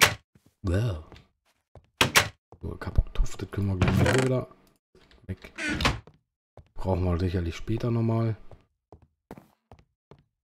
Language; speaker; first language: German; native; German